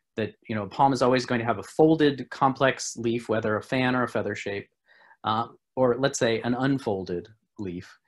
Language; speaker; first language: English; native; English